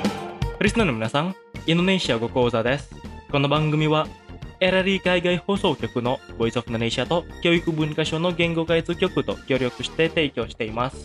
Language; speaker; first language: Japanese; non-native, fluent; Indonesian